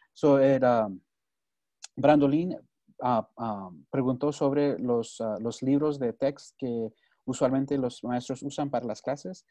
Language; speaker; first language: Spanish; early bilingual, heritage; Spanish